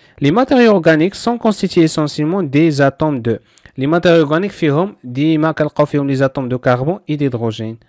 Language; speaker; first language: French; non-native, local second language; Arabic